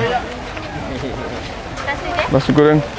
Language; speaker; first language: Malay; non-native, fluent; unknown